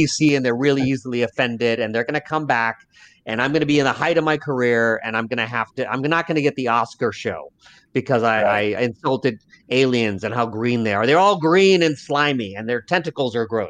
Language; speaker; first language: English; early bilingual, other home language; Lao